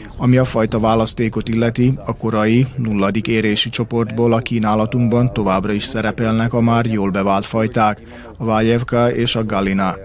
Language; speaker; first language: Hungarian; native; Hungarian